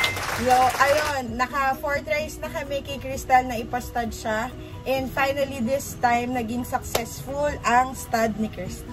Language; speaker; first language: Filipino; native; Filipino